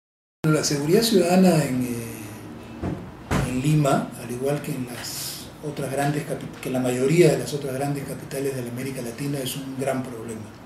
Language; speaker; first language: Spanish; native; Spanish